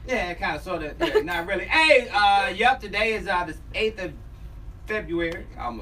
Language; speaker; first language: English; native; English